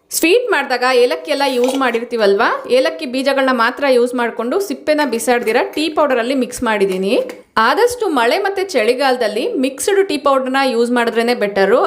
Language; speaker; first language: Kannada; non-native, local second language; Telugu